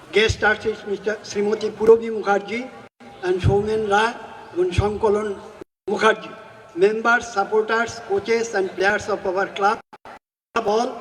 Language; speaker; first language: English; non-native, local second language; Bangla